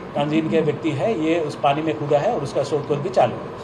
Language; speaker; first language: Hindi; non-native, local second language; Gujarati